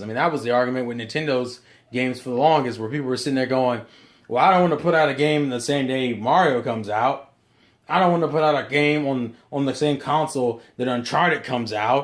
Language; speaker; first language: English; native; English